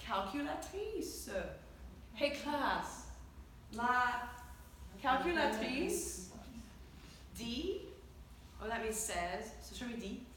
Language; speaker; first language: English; native; English